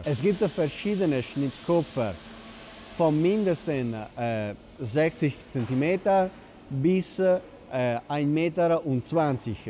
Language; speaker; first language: German; non-native, fluent; Italian